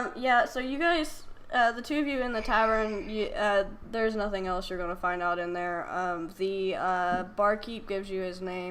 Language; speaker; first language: English; native; English